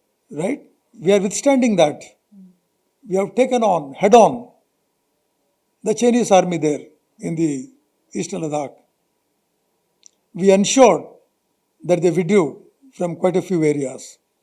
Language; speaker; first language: English; non-native, local second language; Telugu